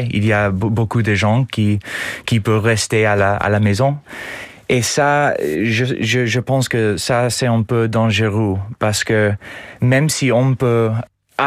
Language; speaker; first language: French; non-native, learner; English